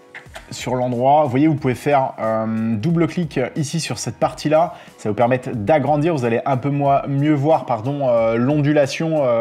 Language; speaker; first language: French; native; French